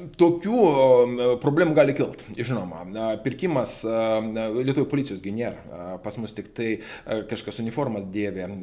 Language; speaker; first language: Lithuanian; non-native, local second language; Russian